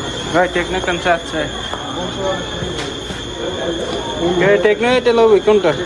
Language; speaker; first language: Hindi; non-native, learner; Bangla